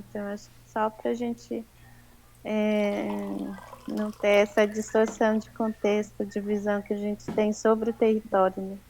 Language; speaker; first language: Portuguese; native; Portuguese